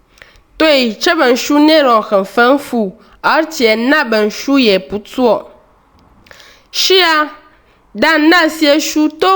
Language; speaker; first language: Chinese; non-native, fluent; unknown